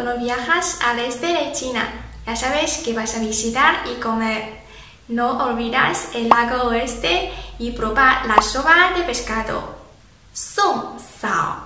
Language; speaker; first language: Spanish; non-native, fluent; Chinese